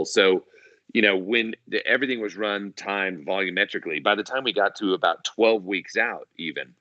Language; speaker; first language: English; native; English